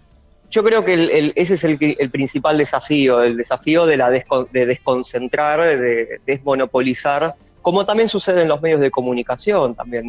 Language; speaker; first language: Spanish; native; Spanish